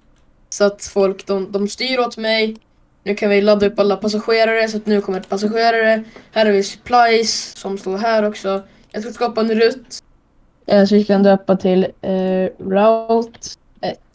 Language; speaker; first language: Swedish; native; Swedish